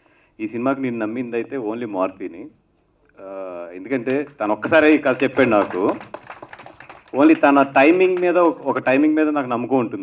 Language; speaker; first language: Telugu; native; Telugu